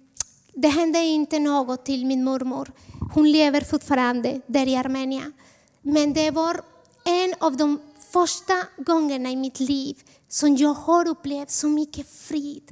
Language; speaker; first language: Swedish; non-native, fluent; Spanish